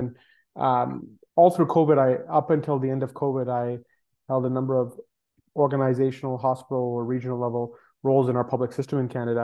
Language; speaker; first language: English; native; English